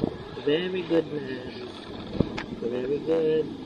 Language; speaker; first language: English; non-native, local second language; Filipino